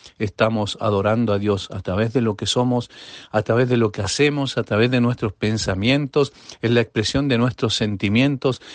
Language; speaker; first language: Spanish; native; Spanish